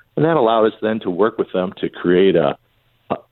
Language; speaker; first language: English; native; English